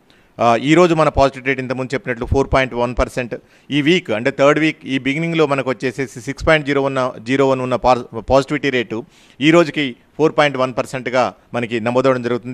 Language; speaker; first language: Telugu; native; Telugu